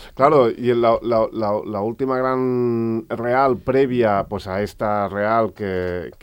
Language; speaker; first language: Spanish; non-native, local second language; Catalan